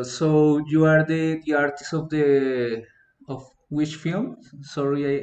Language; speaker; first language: English; non-native, learner; Spanish